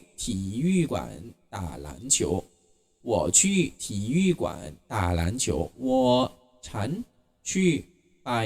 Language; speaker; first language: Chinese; non-native, fluent; Thai